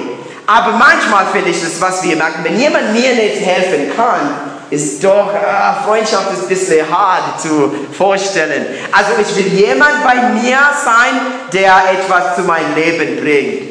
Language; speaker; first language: German; non-native, learner; English